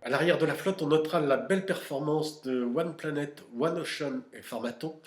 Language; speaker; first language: French; native; French